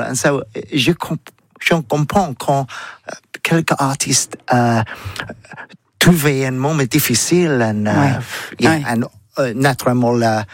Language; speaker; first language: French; non-native, learner; English